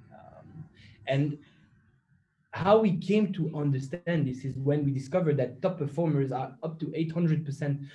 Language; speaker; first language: English; non-native, fluent; French